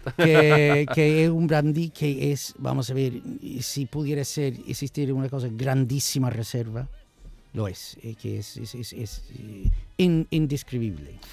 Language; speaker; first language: Spanish; non-native, fluent; English